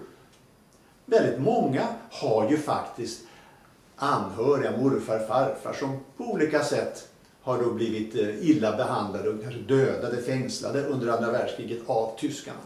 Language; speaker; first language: Swedish; native; Swedish